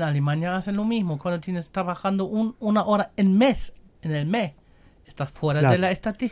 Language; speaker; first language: Spanish; non-native, learner; German